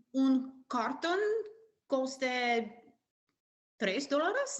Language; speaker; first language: Spanish; non-native, learner; English